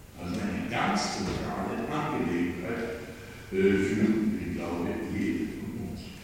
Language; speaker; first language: German; non-native, fluent; Polish